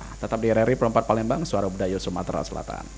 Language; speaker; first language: Indonesian; native; Indonesian